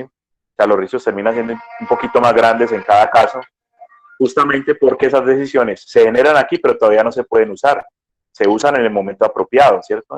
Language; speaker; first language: Spanish; native; Spanish